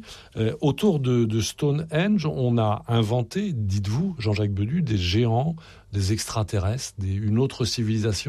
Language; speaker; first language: French; native; French